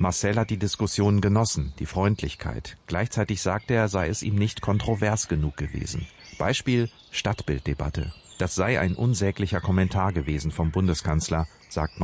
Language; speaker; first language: German; native; German